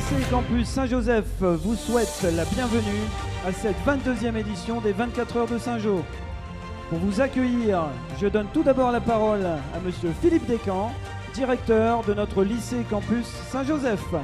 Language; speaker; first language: French; native; French